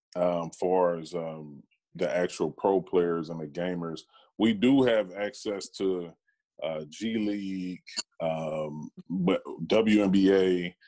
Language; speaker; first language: English; native; English